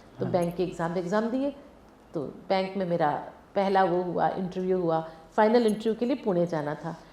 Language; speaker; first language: Hindi; non-native, local second language; Tamil